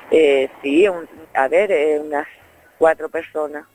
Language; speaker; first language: Spanish; native; Spanish